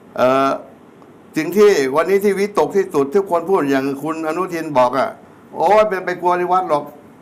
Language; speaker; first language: Thai; native; Thai